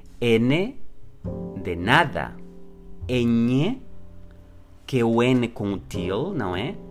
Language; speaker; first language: Portuguese; non-native, fluent; Spanish